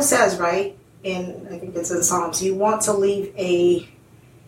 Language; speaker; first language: English; non-native, local second language; Yoruba